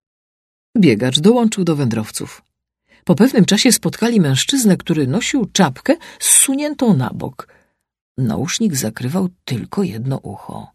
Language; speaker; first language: Polish; native; Polish